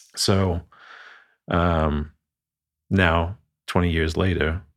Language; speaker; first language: English; native; English